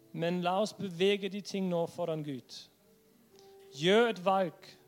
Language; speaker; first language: Norwegian; non-native, fluent; English